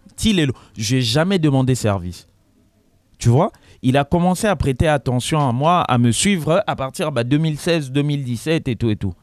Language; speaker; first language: French; non-native, local second language; Lingala